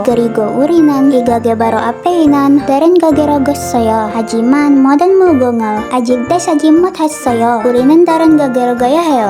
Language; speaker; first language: Korean; non-native, learner; Indonesian